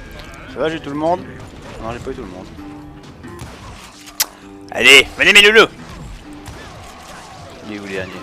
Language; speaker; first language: French; native; French